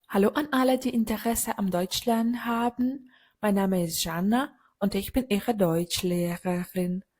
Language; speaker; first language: German; non-native, fluent; Ukrainian